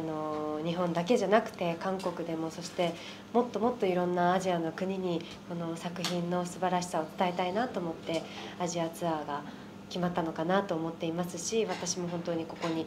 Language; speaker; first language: Japanese; native; Japanese